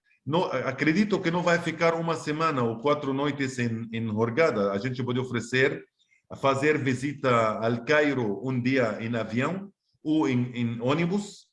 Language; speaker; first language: Portuguese; non-native, fluent; Arabic